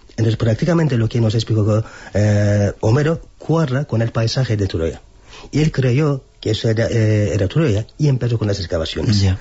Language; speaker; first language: Spanish; non-native, fluent; Turkish